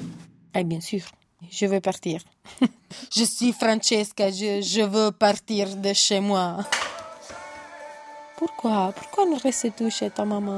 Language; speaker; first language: French; non-native, fluent; Italian